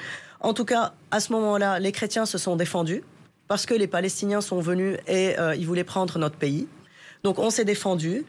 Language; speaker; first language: French; non-native, local second language; Arabic